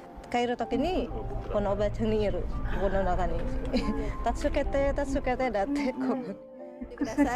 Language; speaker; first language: Japanese; non-native, learner; Indonesian